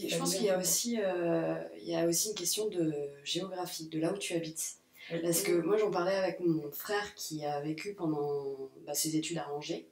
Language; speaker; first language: French; native; French